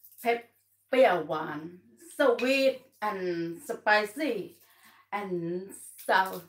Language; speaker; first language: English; non-native, learner; Thai